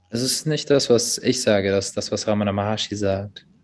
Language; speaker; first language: German; native; German